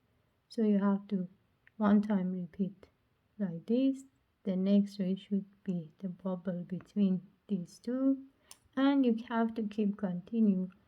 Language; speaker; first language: English; non-native, learner; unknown